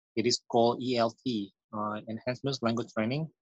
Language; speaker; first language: English; non-native, fluent; Indonesian